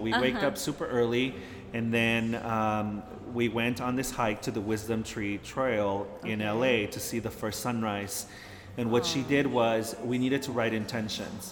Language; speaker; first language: English; early bilingual, other home language; Spanish